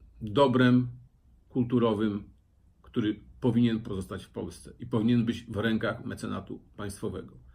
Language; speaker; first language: Polish; native; Polish